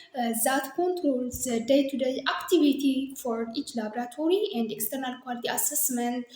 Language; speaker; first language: English; non-native, local second language; Amharic